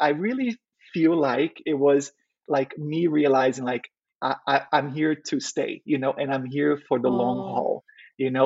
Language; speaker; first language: English; non-native, fluent; Portuguese